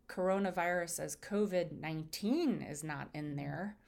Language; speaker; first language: English; native; English